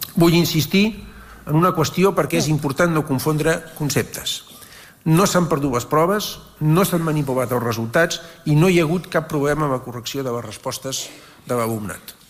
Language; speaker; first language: Catalan; native; Catalan